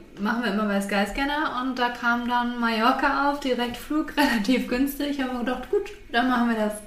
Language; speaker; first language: German; native; German